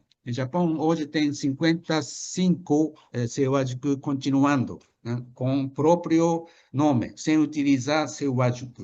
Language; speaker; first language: Portuguese; non-native, fluent; Japanese